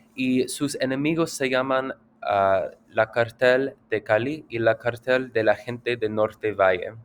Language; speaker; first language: Spanish; non-native, learner; English